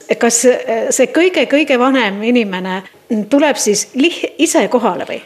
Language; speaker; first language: Estonian; native; Estonian